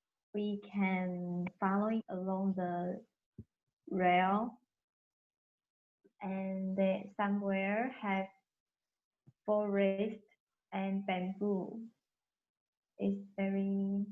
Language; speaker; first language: English; non-native, learner; Chinese